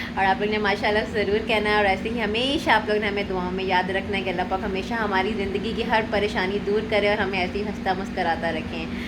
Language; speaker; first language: Urdu; native; Urdu